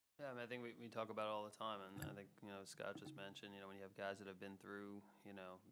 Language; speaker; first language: English; native; English